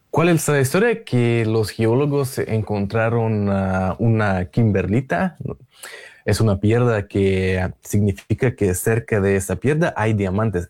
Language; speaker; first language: Spanish; non-native, fluent; Russian